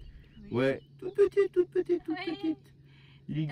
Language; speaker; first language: French; native; French